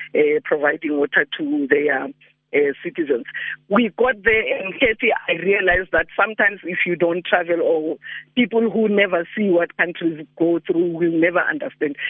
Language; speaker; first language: English; non-native, local second language; Northern Sotho